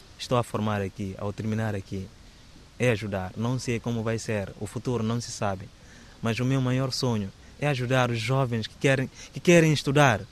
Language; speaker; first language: Portuguese; non-native, local second language; Upper Guinea Crioulo